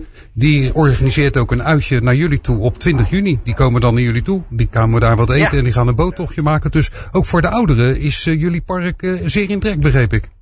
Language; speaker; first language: Dutch; native; Dutch